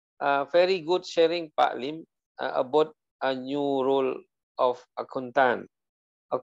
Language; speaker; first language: English; non-native, learner; Indonesian